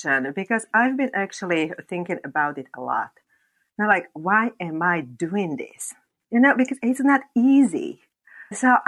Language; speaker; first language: English; non-native, fluent; Slovak